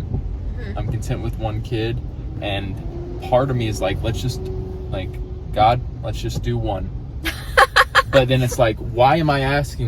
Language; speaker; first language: English; native; English